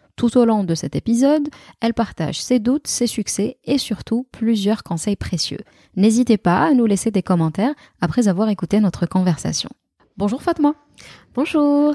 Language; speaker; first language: French; non-native, local second language; Arabic